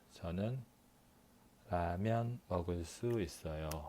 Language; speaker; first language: Korean; non-native, learner; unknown